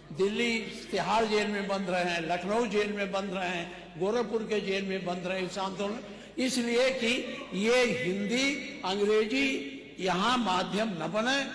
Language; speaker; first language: Hindi; native; Hindi